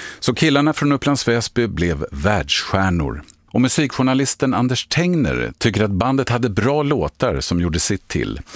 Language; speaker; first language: Swedish; native; Swedish